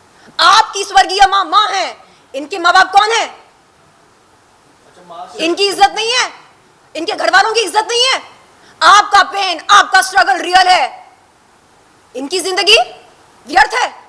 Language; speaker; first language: Hindi; native; Hindi